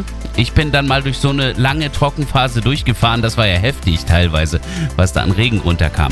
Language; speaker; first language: German; native; German